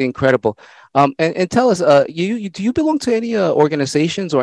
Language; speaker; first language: English; non-native, fluent; Spanish